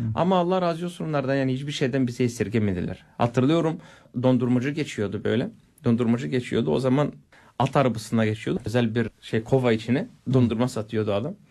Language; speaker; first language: Turkish; non-native, fluent; Bulgarian